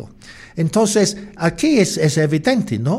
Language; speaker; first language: Spanish; non-native, learner; English